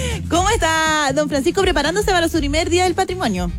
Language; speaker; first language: Spanish; native; Spanish